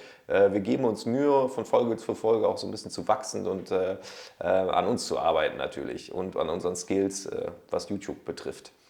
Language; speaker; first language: German; native; German